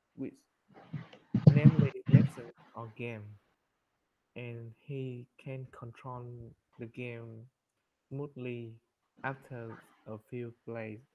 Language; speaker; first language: English; non-native, learner; Vietnamese